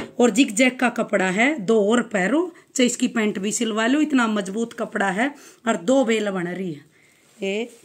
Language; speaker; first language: Hindi; native; Hindi